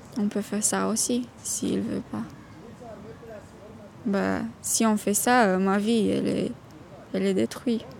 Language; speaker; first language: French; non-native, learner; Romanian